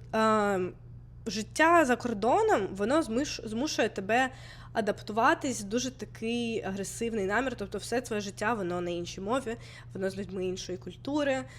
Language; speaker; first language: Ukrainian; non-native, local second language; Russian